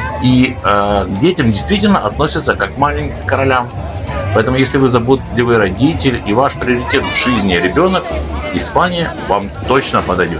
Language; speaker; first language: Russian; native; Russian